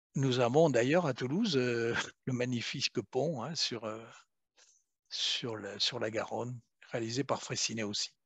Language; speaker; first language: French; native; French